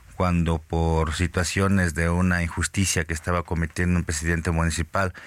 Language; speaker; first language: Spanish; native; Spanish